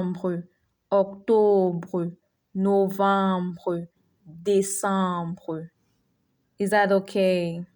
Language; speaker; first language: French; non-native, fluent; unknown